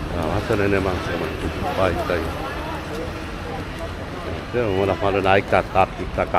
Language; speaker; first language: Finnish; non-native, learner; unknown